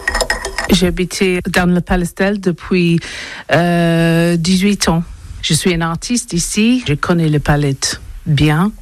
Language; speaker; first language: French; non-native, learner; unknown